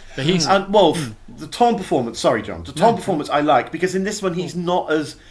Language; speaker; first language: English; native; English